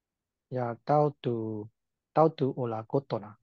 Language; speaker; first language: Finnish; non-native, learner; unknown